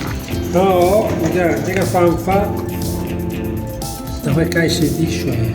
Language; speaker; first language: Chinese; non-native, fluent; Italian